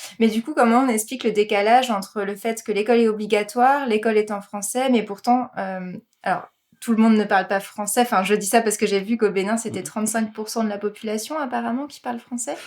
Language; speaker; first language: French; native; French